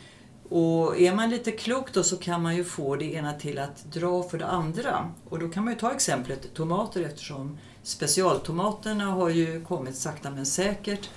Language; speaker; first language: Swedish; native; Swedish